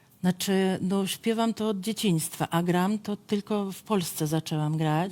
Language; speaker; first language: Polish; non-native, fluent; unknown